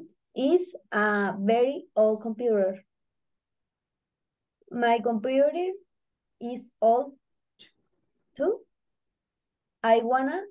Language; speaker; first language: English; non-native, learner; Spanish